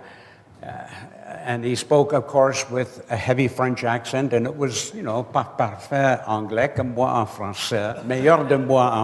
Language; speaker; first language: French; non-native, learner; English